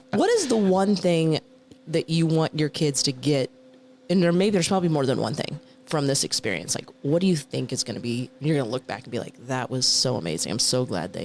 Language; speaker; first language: English; native; English